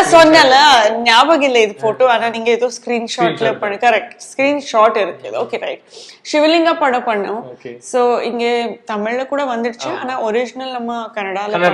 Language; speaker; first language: Tamil; non-native, local second language; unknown